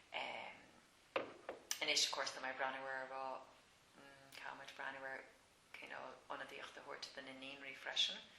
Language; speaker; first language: Irish; non-native, local second language; English